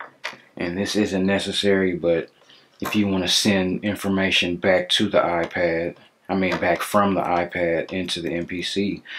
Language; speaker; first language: English; native; English